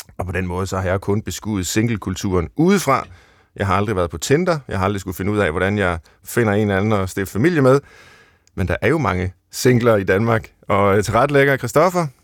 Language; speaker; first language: Danish; native; Danish